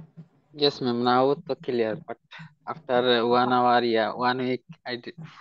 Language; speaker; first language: English; non-native, learner; Hindi